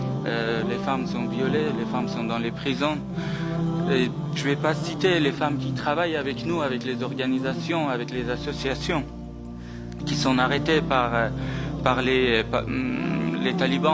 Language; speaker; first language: French; non-native, fluent; Persian